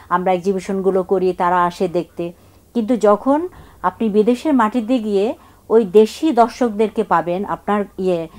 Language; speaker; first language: Bangla; non-native, local second language; Chakma